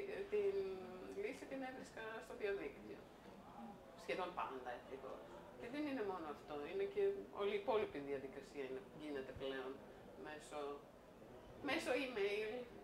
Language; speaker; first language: Greek; non-native, fluent; Croatian